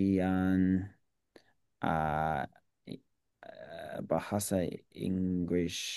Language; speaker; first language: Indonesian; non-native, learner; English